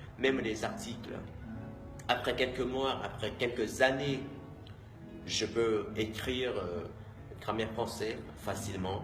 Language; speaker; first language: French; non-native, fluent; Vietnamese